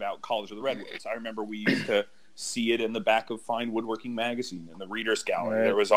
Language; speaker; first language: English; native; English